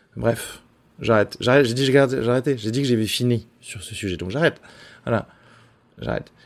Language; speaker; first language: French; native; French